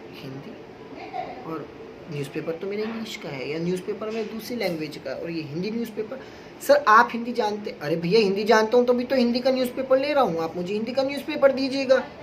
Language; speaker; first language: Hindi; native; Hindi